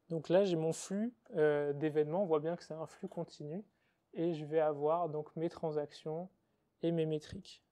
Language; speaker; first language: French; native; French